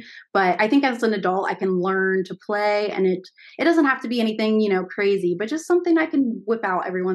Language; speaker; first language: English; native; English